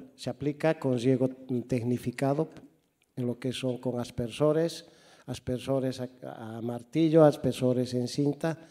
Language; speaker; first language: Spanish; native; Spanish